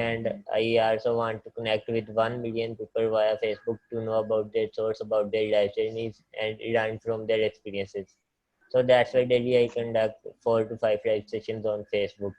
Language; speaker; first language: English; non-native, learner; Punjabi